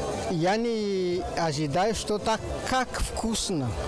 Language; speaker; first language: Russian; non-native, learner; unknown